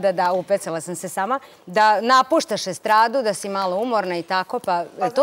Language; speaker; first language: Serbian; native; Serbian